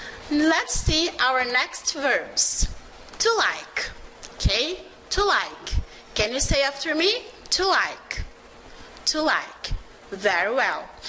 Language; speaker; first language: English; non-native, fluent; Portuguese